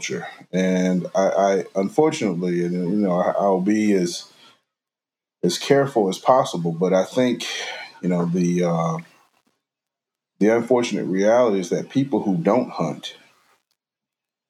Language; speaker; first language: English; native; English